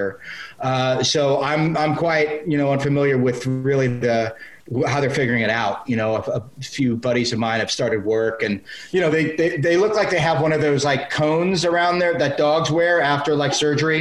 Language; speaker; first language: English; native; English